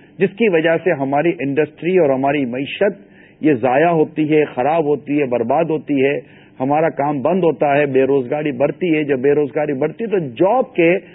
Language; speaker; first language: Urdu; native; Urdu